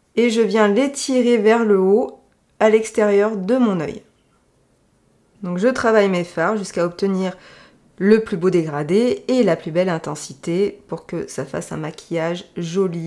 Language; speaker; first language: French; native; French